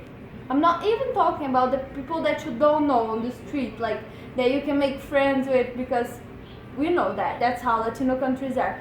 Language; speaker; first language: English; non-native, fluent; Portuguese